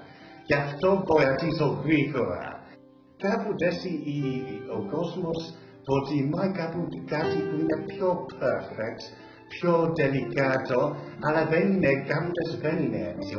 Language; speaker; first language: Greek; early bilingual, heritage; English